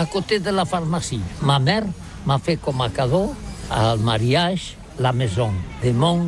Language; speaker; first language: French; non-native, learner; Catalan